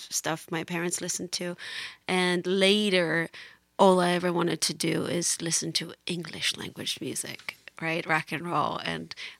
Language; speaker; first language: English; non-native, fluent; Georgian